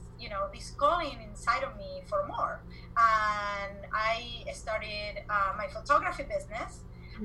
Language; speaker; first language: English; non-native, fluent; Spanish